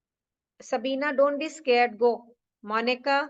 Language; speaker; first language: Hindi; native; Hindi